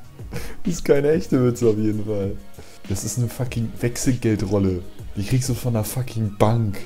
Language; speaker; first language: German; native; German